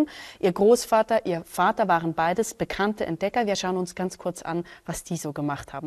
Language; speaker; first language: German; native; German